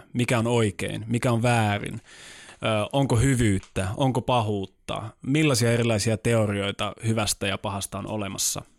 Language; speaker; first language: Finnish; native; Finnish